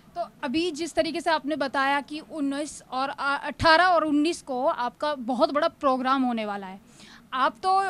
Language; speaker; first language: Hindi; native; Hindi